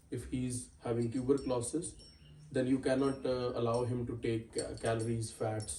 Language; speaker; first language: English; non-native, local second language; Punjabi